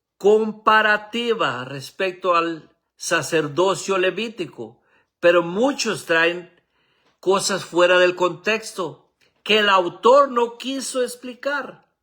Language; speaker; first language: Spanish; native; Spanish